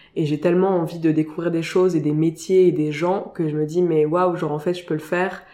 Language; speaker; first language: French; native; French